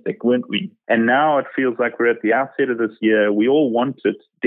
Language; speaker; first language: English; native; English